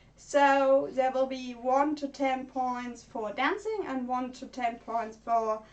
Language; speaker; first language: English; non-native, fluent; German